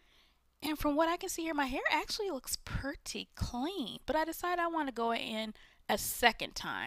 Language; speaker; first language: English; native; English